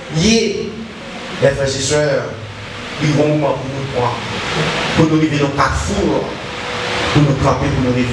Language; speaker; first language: French; non-native, learner; Haitian Creole